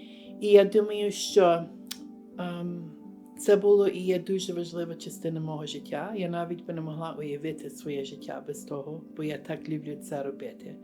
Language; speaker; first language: Ukrainian; early bilingual, heritage; Ukrainian